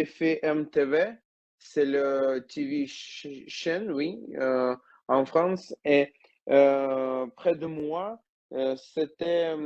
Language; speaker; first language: French; non-native, learner; Ukrainian